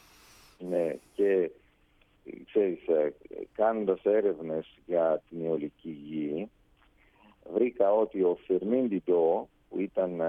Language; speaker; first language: Greek; non-native, fluent; Italian